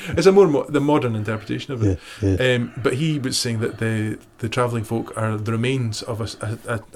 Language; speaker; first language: English; native; English